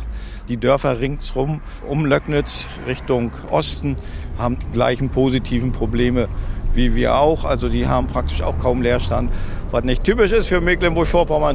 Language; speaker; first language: German; native; German